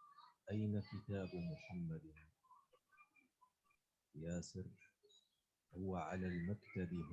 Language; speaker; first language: Arabic; non-native, learner; Indonesian